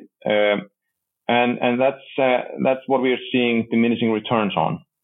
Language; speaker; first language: English; non-native, fluent; Icelandic